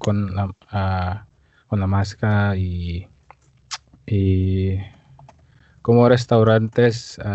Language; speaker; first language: Spanish; non-native, learner; Indonesian